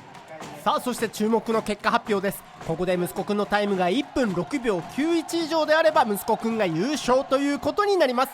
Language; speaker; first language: Japanese; native; Japanese